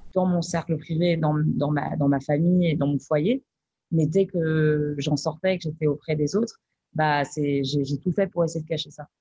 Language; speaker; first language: French; native; French